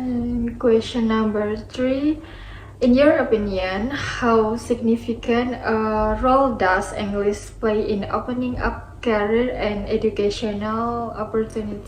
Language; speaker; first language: English; non-native, learner; Indonesian